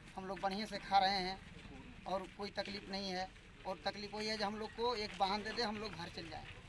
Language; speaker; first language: Hindi; native; Hindi